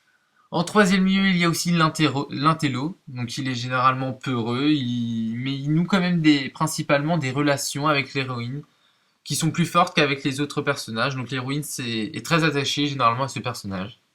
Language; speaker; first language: French; native; French